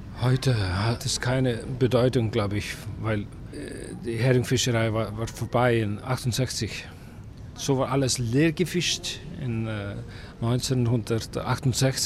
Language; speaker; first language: German; non-native, learner; Icelandic